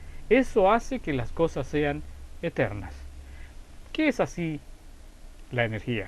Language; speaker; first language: Spanish; native; Spanish